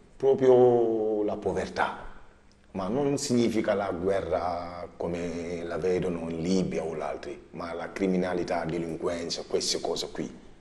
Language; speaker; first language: Italian; non-native, learner; Wolof